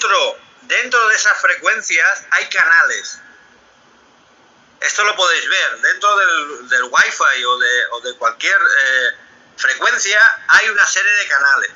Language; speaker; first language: Spanish; native; Spanish